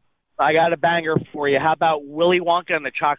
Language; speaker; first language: English; native; English